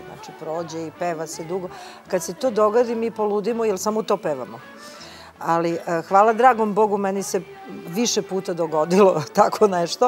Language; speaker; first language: Serbian; native; Serbian